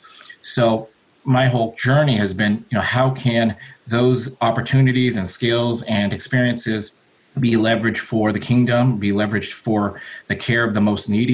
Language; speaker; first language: English; native; English